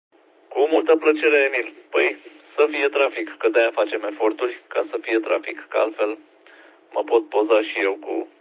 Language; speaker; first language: Romanian; native; Romanian